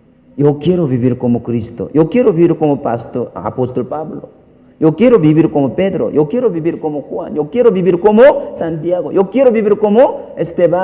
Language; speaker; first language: Spanish; non-native, learner; Korean